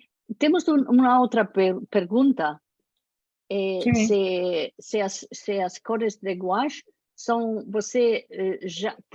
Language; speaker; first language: Portuguese; non-native, learner; Spanish